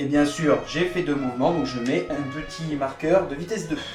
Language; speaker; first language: French; native; French